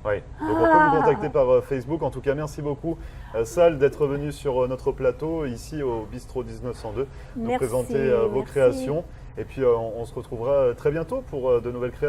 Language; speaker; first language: French; native; French